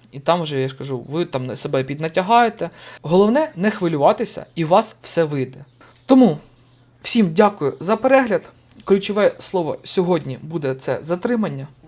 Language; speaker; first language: Ukrainian; native; Ukrainian